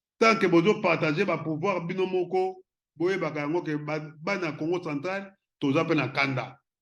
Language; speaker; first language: Lingala; non-native, local second language; Kongo